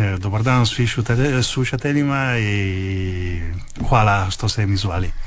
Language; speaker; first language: Croatian; non-native, learner; Italian